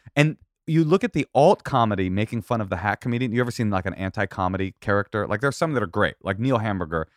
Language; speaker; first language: English; native; English